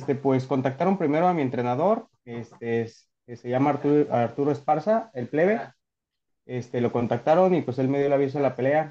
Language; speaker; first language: Spanish; native; Spanish